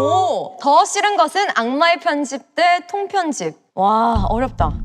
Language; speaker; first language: Korean; native; Korean